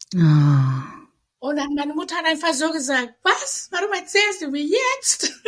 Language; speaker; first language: German; non-native, fluent; Indonesian